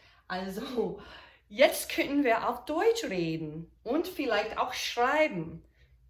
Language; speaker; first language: German; non-native, fluent; English